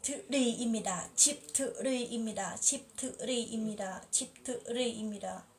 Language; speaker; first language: Korean; non-native, learner; Thai